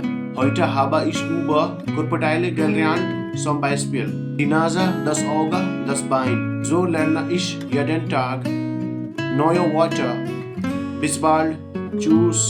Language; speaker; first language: German; non-native, learner; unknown